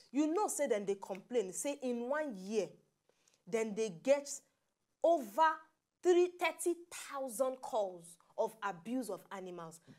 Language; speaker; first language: Nigerian Pidgin; native; Nigerian Pidgin